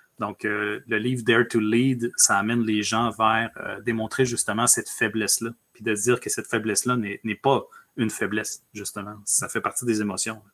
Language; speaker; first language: French; early bilingual, other home language; Spanish